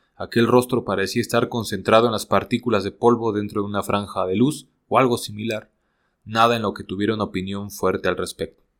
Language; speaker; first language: Spanish; native; Spanish